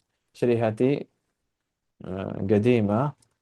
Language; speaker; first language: Arabic; non-native, fluent; Urdu